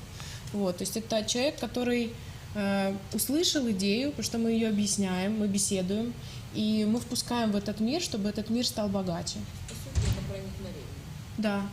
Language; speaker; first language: Russian; native; Russian